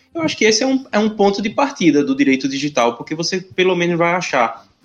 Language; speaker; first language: Portuguese; native; Portuguese